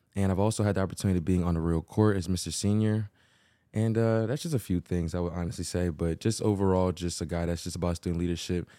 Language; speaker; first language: English; early bilingual, other home language; Haitian Creole